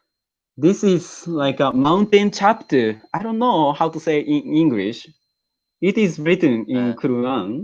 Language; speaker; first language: English; non-native, learner; Japanese